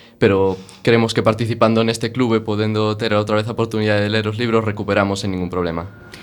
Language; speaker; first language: Galician; non-native, local second language; Spanish